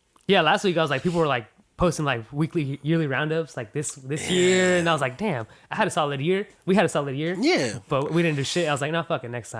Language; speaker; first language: English; native; English